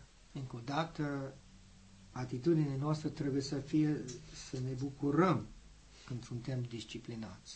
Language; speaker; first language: Romanian; non-native, learner; English